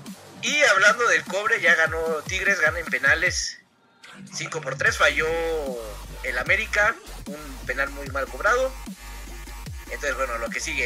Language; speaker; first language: Spanish; native; Spanish